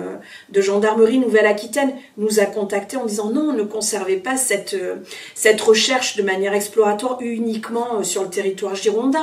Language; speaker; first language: French; native; French